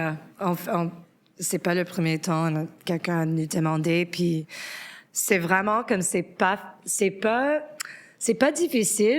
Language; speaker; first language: French; non-native, local second language; English